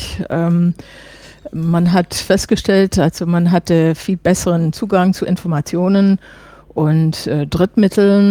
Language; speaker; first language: German; non-native, fluent; English